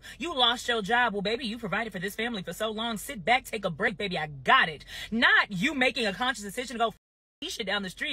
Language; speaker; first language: English; native; English